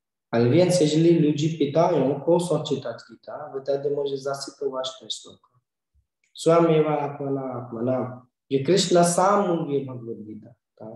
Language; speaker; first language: Polish; non-native, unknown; Hindi